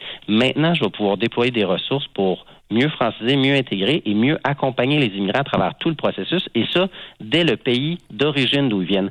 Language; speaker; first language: French; native; French